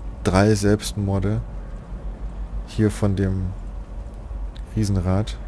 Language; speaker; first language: German; native; German